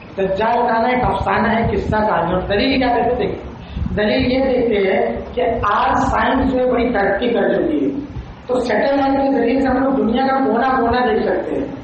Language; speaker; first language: Urdu; native; Urdu